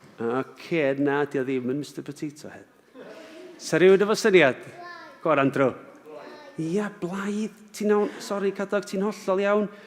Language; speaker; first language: Welsh; native; Welsh